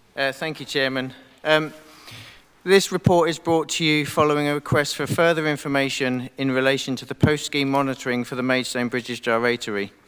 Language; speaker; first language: English; native; English